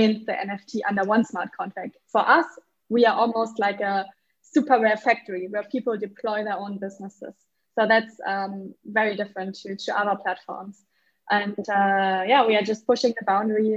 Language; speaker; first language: English; non-native, fluent; German